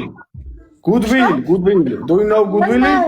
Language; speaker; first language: English; non-native, learner; Georgian